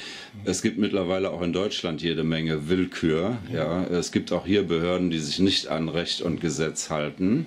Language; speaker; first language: German; native; German